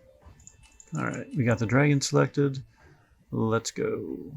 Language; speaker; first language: English; native; English